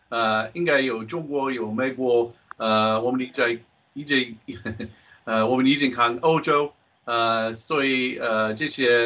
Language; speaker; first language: Chinese; non-native, fluent; English